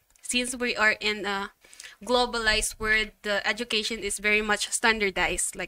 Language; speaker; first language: English; non-native, local second language; Filipino